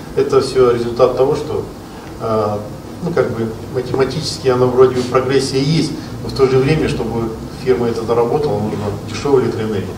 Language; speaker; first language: Russian; native; Russian